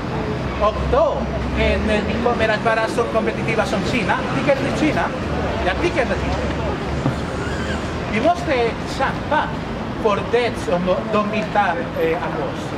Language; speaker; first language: Swedish; non-native, learner; Spanish